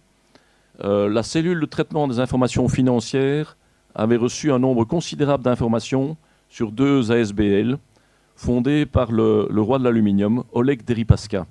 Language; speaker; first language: French; native; French